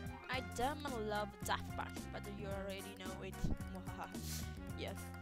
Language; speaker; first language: English; non-native, learner; Italian